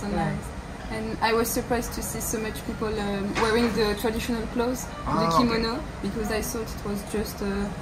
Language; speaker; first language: English; non-native, learner; French